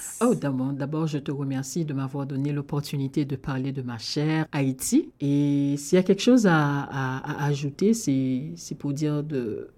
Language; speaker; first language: French; non-native, local second language; Haitian Creole